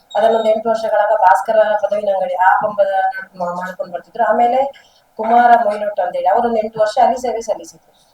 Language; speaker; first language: Kannada; non-native, local second language; Tulu